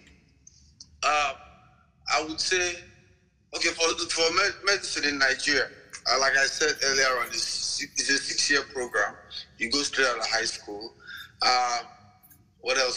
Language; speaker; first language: English; non-native, local second language; Igbo